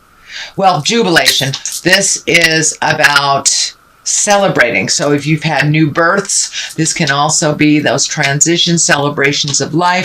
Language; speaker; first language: English; native; English